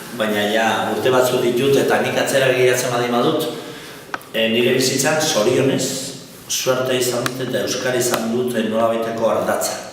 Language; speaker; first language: Basque; non-native, local second language; Spanish